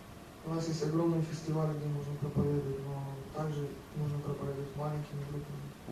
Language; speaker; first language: Russian; native; Russian